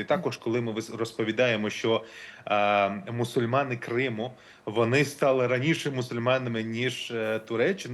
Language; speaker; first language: Ukrainian; non-native, local second language; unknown